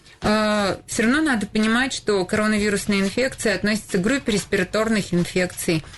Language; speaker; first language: Russian; native; Russian